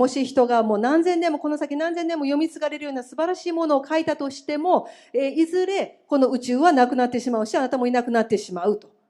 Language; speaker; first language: Japanese; native; Japanese